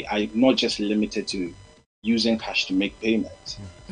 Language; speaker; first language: English; non-native, local second language; Akan